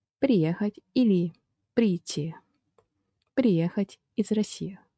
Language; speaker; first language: Russian; non-native, fluent; Japanese